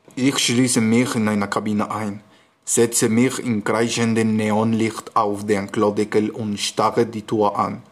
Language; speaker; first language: German; non-native, learner; Spanish